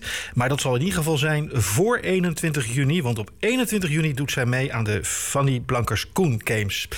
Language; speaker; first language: Dutch; native; Dutch